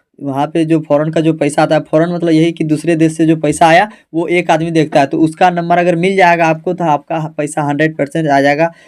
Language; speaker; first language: Hindi; native; Hindi